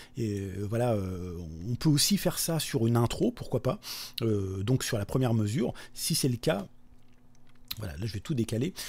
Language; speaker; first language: French; native; French